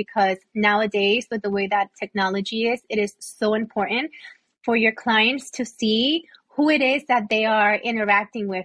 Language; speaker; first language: English; non-native, fluent; Spanish